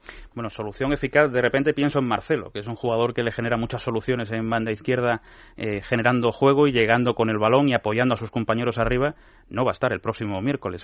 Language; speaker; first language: Spanish; native; Spanish